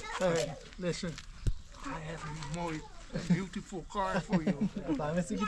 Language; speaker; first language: English; non-native, learner; Dutch